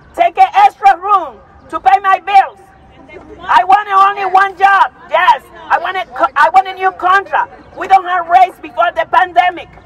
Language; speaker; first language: English; non-native, learner; Spanish